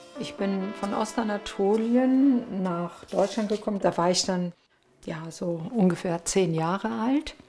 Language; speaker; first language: German; early bilingual, other home language; Turkish